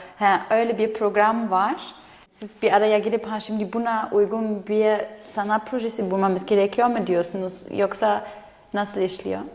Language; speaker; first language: Turkish; non-native, fluent; German